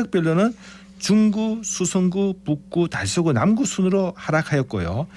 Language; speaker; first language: Korean; native; Korean